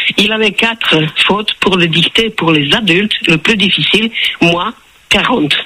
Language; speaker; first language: French; non-native, fluent; Czech